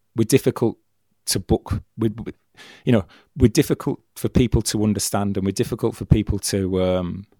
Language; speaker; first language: English; native; English